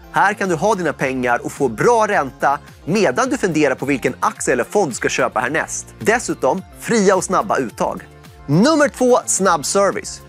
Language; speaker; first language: Swedish; native; Swedish